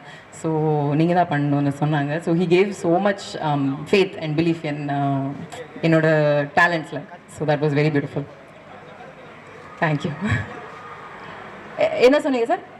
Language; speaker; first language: Tamil; non-native, learner; Kannada